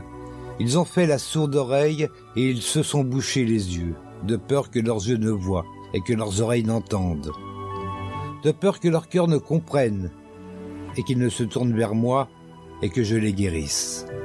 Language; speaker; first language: French; native; French